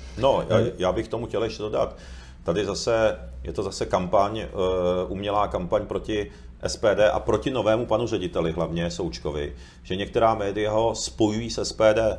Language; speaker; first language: Czech; early bilingual, other home language; Japanese